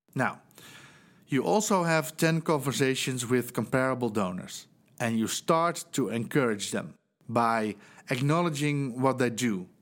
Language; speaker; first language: English; non-native, fluent; Dutch